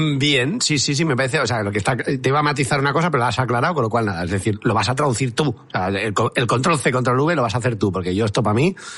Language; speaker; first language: Spanish; native; Spanish